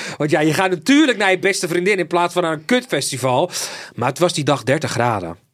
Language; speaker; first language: Dutch; early bilingual, other home language; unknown